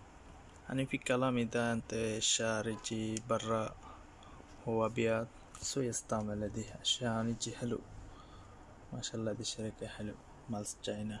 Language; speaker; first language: Arabic; non-native, learner; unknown